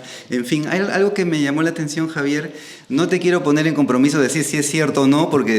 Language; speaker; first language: Spanish; native; Spanish